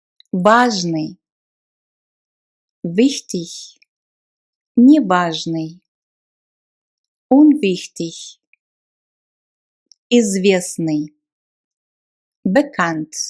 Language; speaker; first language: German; non-native, fluent; Russian